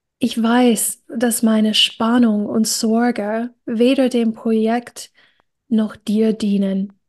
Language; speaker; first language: German; non-native, fluent; English